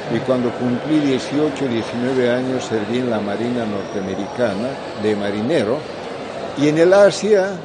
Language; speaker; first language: Spanish; native; Spanish